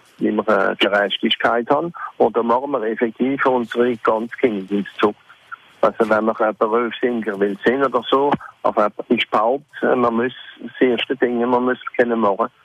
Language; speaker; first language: German; non-native, local second language; French